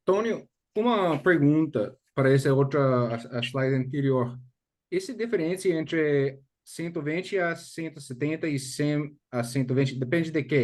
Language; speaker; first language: Portuguese; non-native, fluent; English